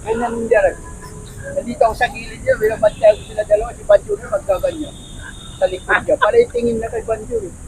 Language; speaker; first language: Filipino; native; Filipino